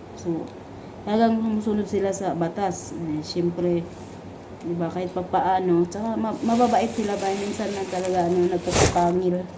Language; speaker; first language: Filipino; non-native, local second language; Cebuano